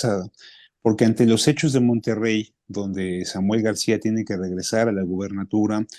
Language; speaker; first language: Spanish; native; Spanish